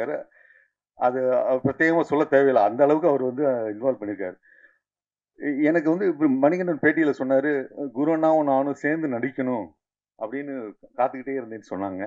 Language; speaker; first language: Tamil; native; Tamil